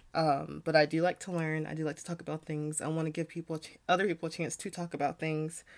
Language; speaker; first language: English; native; English